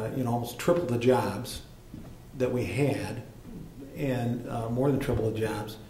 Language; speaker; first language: English; native; English